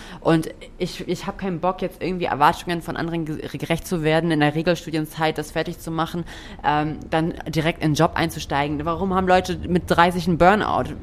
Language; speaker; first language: German; native; German